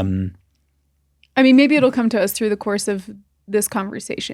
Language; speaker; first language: English; native; English